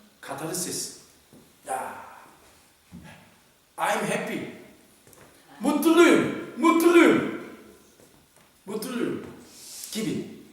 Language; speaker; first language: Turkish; non-native, fluent; Korean